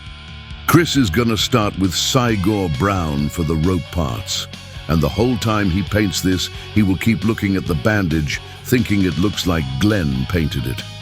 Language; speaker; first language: English; native; English